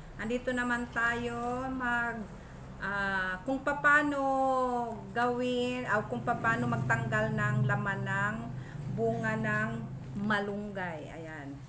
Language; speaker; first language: Filipino; non-native, local second language; Masbatenyo